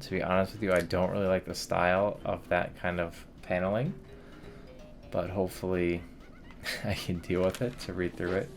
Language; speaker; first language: English; native; English